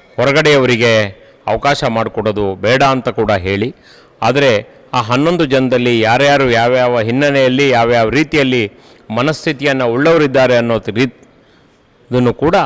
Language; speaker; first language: Kannada; native; Kannada